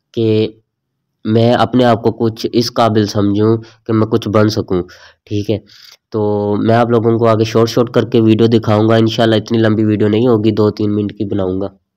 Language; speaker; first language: Urdu; non-native, local second language; Saraiki